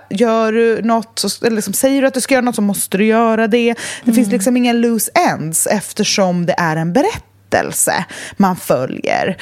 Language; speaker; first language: Swedish; native; Swedish